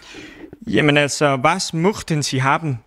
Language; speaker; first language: German; non-native, learner; Danish